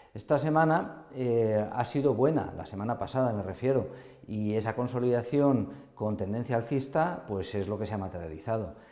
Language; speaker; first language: Spanish; native; Spanish